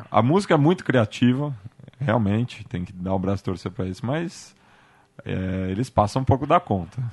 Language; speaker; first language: Portuguese; native; Portuguese